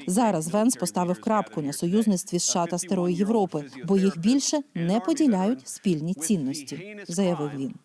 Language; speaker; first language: Ukrainian; native; Ukrainian